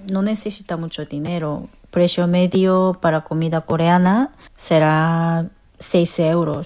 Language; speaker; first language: Spanish; non-native, fluent; Korean